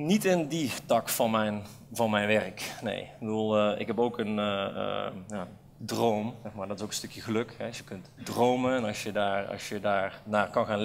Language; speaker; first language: Dutch; native; Dutch